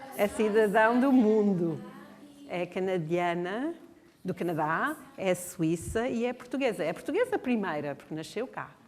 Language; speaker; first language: Portuguese; non-native, fluent; English